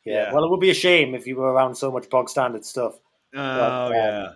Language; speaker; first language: English; native; English